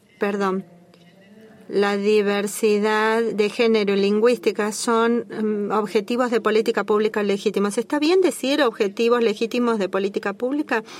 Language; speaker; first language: Spanish; native; Spanish